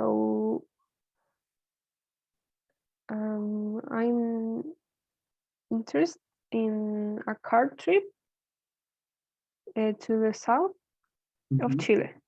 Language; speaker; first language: English; non-native, learner; Spanish